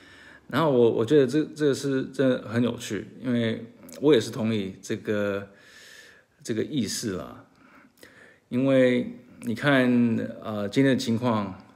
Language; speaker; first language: Chinese; early bilingual, heritage; Chinese